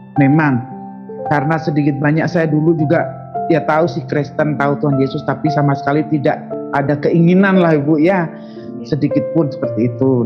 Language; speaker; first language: Indonesian; non-native, local second language; Sundanese